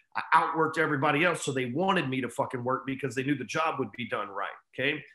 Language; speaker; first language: English; native; English